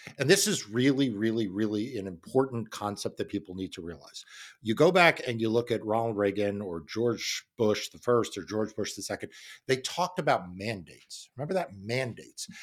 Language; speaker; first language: English; native; English